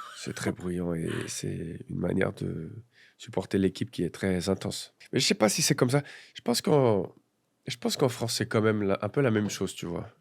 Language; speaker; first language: French; native; French